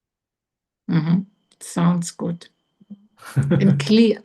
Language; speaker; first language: English; non-native, learner; German